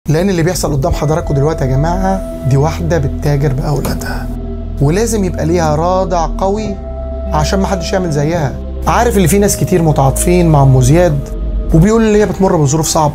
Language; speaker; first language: Arabic; native; Arabic